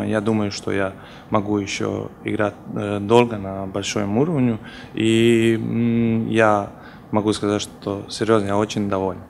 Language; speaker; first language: Russian; non-native, fluent; Serbian